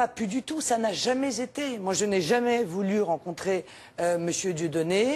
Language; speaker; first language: French; native; French